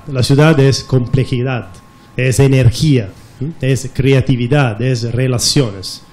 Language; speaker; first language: Spanish; non-native, fluent; Italian